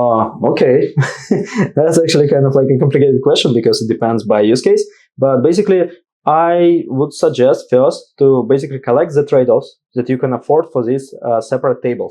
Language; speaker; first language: English; non-native, fluent; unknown